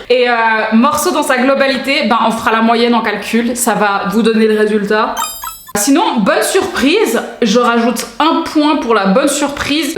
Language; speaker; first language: French; native; French